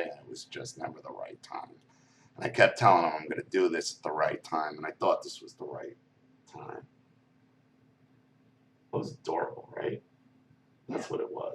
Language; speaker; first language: English; native; English